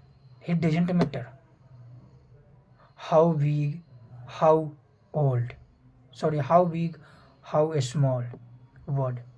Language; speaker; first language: English; non-native, fluent; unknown